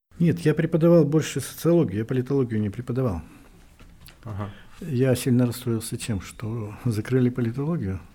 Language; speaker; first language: Russian; native; Russian